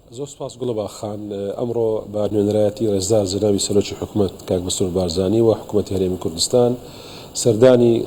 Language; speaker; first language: Central Kurdish; non-native, local second language; Assyrian Neo-Aramaic